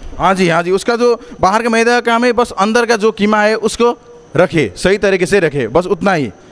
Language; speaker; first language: Hindi; non-native, fluent; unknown